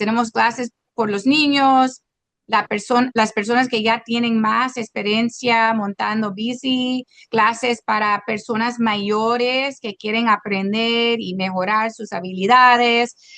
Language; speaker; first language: Spanish; non-native, local second language; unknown